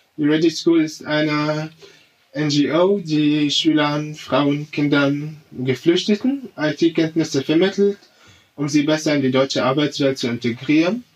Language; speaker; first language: German; non-native, fluent; Arabic